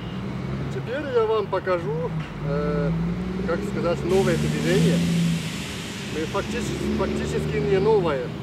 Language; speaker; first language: Russian; non-native, learner; Chinese